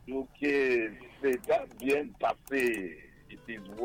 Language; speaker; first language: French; non-native, learner; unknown